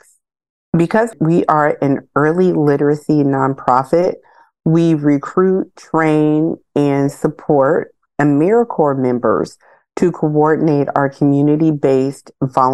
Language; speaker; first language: English; native; English